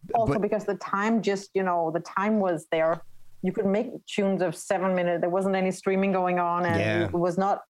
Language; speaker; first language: English; non-native, fluent; Danish